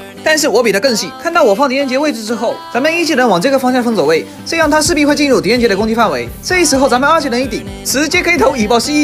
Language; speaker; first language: Chinese; native; Chinese